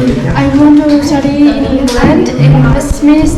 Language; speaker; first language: English; non-native, learner; Uzbek